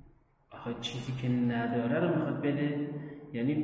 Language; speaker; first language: Persian; native; Persian